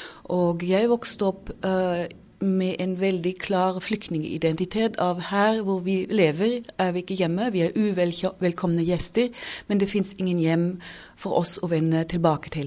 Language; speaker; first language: Norwegian; non-native, fluent; German